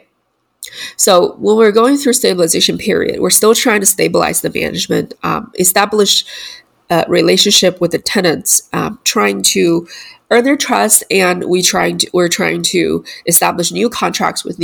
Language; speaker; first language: English; non-native, fluent; Chinese